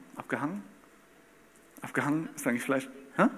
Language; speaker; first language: German; native; German